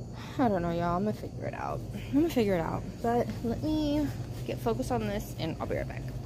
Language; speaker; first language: English; native; English